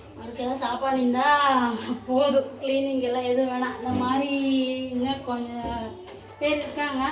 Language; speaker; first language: Tamil; non-native, local second language; Kannada